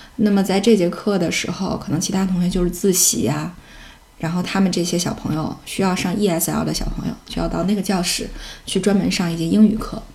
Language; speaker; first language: Chinese; native; Chinese